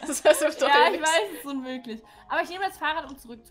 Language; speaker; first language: German; native; German